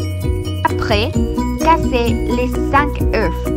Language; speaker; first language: French; non-native, learner; Spanish